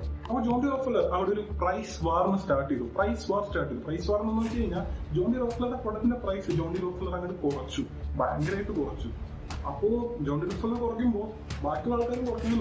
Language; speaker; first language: Malayalam; native; Malayalam